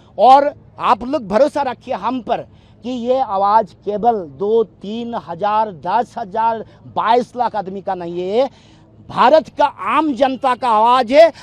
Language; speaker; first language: Hindi; non-native, local second language; Assamese